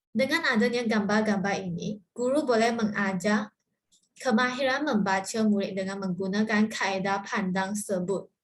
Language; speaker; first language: Malay; non-native, local second language; Chinese